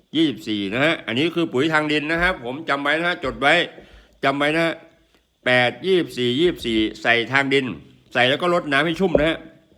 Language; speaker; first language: Thai; non-native, local second language; Northeastern Thai